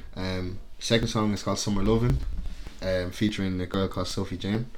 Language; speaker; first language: English; native; English